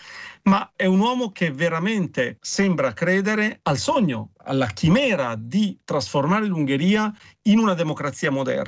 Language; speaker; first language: Italian; native; Italian